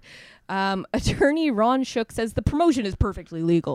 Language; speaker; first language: English; native; English